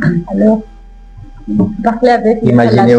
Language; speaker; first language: French; non-native, learner; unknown